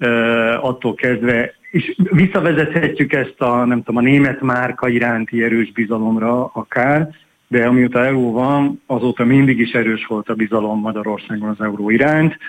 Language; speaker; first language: Hungarian; native; Hungarian